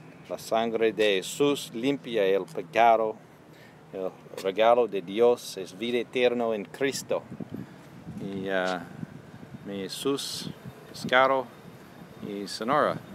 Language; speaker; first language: Spanish; non-native, learner; English